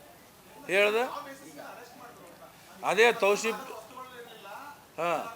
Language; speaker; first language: Kannada; native; Kannada